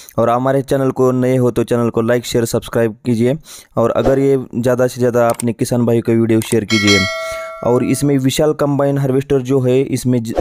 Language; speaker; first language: Hindi; non-native, local second language; Marathi